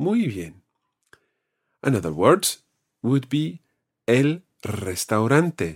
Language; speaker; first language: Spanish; non-native, fluent; English